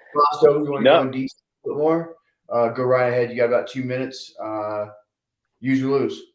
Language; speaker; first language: English; native; English